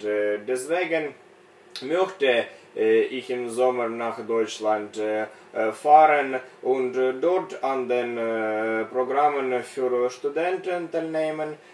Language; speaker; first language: German; non-native, learner; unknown